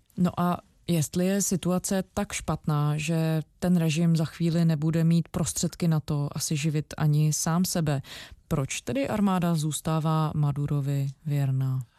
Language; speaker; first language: Czech; native; Czech